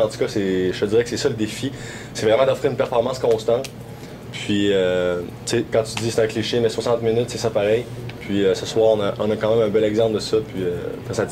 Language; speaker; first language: French; native; French